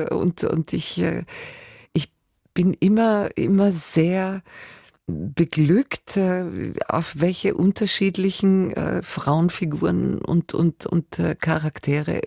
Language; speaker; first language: German; native; German